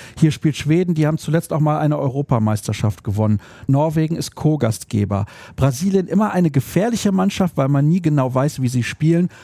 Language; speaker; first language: German; native; German